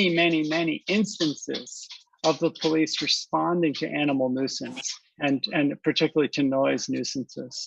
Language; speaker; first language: English; native; English